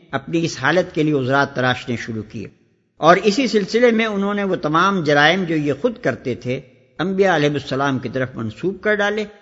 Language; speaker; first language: Urdu; native; Urdu